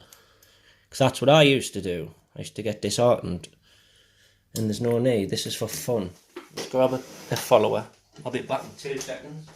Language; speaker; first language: English; native; English